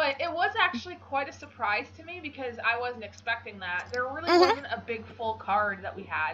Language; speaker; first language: English; native; English